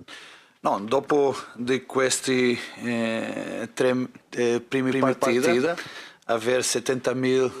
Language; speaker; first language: Italian; non-native, fluent; Portuguese